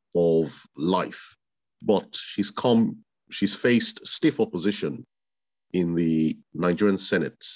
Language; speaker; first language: English; non-native, local second language; Bini